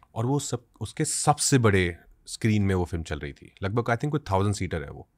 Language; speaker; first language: Hindi; native; Hindi